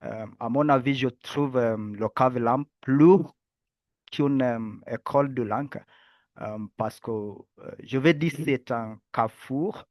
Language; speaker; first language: French; non-native, learner; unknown